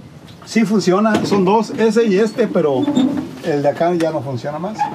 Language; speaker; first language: Spanish; native; Spanish